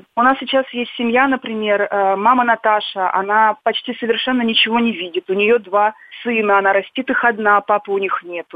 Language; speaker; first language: Russian; native; Russian